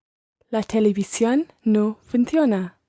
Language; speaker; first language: Spanish; non-native, learner; English